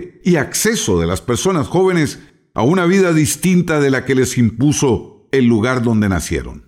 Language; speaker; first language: Spanish; native; Spanish